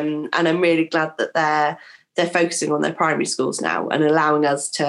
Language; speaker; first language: English; native; English